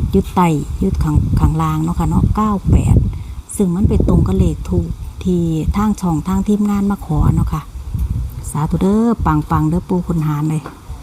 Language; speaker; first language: Thai; native; Thai